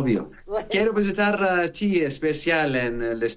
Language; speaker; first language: Spanish; non-native, learner; Arabic